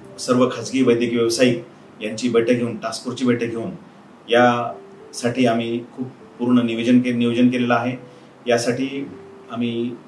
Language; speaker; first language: Marathi; native; Marathi